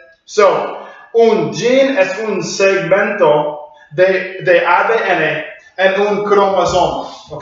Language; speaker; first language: Spanish; non-native, learner; English